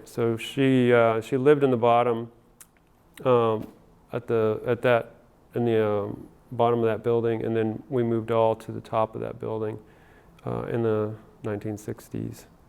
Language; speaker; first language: English; early bilingual, other home language; Spanish